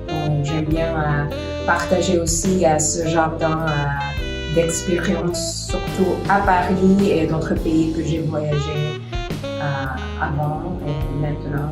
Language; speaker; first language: French; non-native, fluent; Filipino